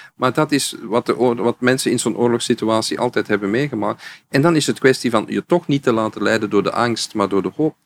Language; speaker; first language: Dutch; native; Dutch